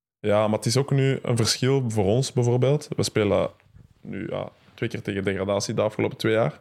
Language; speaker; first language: Dutch; early bilingual, other home language; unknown